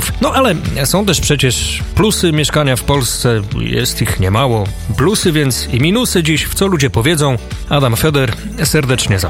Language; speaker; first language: Polish; native; Polish